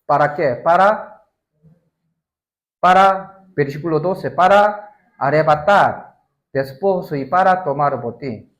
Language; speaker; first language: Spanish; non-native, learner; Korean